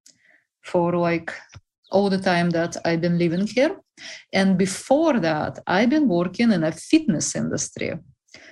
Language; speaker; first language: English; non-native, fluent; Russian